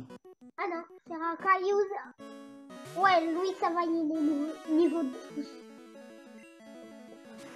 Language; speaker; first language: French; native; French